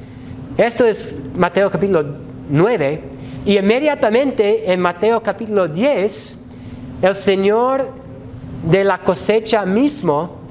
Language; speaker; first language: Spanish; non-native, fluent; English